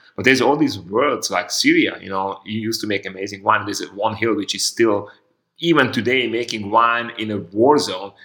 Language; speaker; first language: English; non-native, fluent; Hungarian